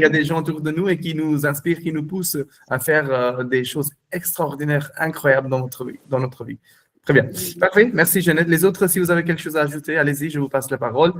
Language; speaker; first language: French; non-native, fluent; Hindi